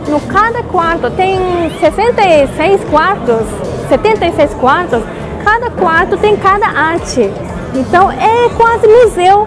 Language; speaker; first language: Portuguese; non-native, learner; Japanese